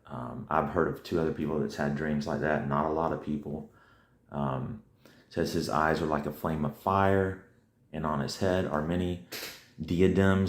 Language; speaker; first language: English; native; English